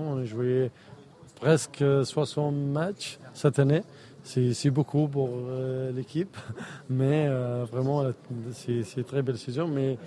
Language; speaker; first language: French; non-native, learner; Arabic